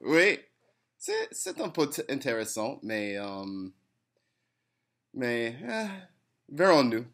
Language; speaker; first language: French; non-native, learner; English